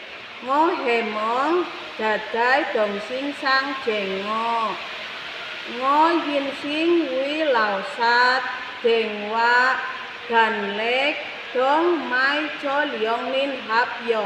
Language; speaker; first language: Cantonese; non-native, learner; Indonesian